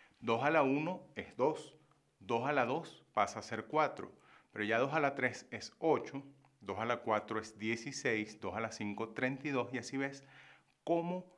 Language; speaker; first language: Spanish; native; Spanish